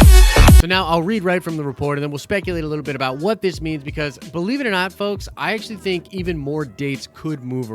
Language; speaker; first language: English; native; English